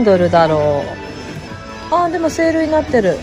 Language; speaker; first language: Japanese; native; Japanese